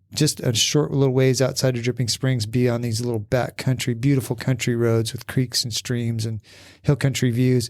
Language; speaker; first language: English; native; English